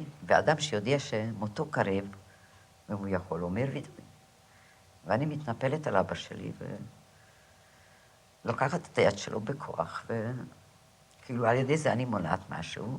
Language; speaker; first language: Hebrew; non-native, fluent; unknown